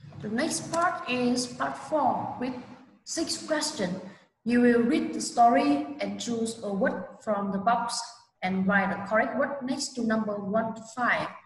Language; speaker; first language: English; non-native, fluent; Vietnamese